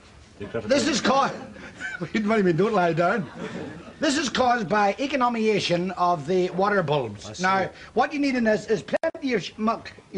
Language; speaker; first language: English; native; English